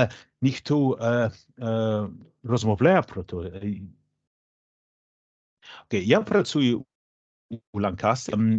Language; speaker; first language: Ukrainian; non-native, learner; English